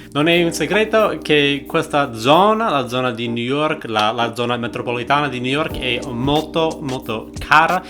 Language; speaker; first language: Italian; non-native, fluent; English